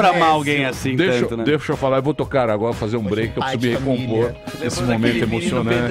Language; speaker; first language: Portuguese; native; Portuguese